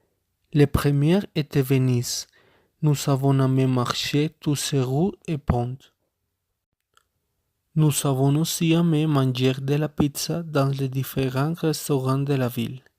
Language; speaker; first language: French; non-native, learner; Spanish